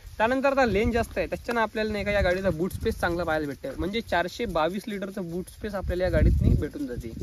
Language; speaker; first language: Marathi; native; Marathi